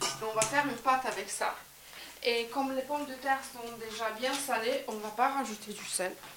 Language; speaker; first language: French; non-native, fluent; Hungarian